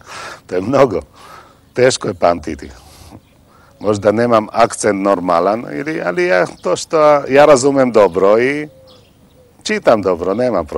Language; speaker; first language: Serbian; non-native, local second language; Slovak